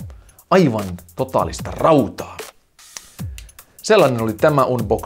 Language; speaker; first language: Finnish; native; Finnish